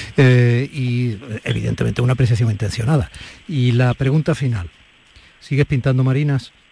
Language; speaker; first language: Spanish; native; Spanish